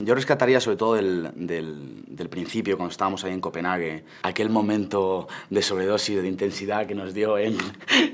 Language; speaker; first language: Spanish; native; Spanish